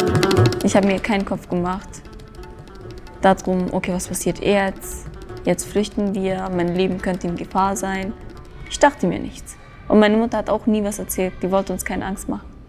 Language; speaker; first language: German; early bilingual, other home language; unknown